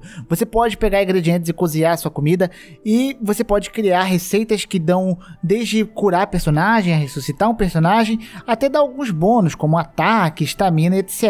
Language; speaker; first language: Portuguese; native; Portuguese